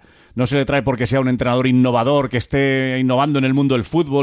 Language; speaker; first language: Spanish; native; Spanish